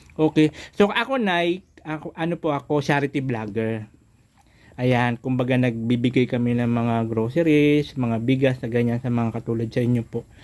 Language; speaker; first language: Filipino; native; Filipino